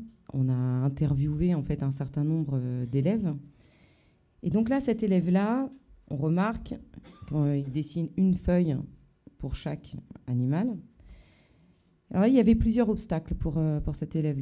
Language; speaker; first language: French; native; French